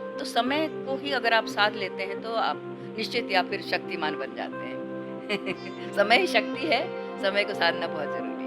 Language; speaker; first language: Hindi; non-native, local second language; Odia